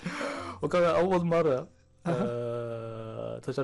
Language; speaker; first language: Arabic; non-native, learner; Japanese